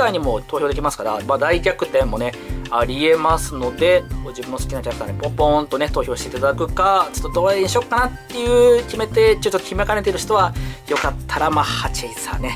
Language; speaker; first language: Japanese; native; Japanese